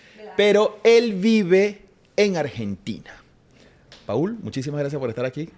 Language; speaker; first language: Spanish; native; Spanish